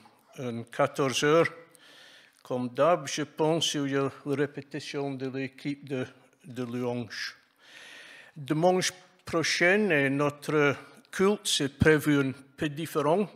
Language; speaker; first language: French; non-native, fluent; English